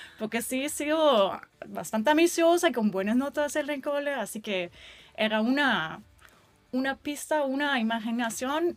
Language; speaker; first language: Spanish; non-native, fluent; German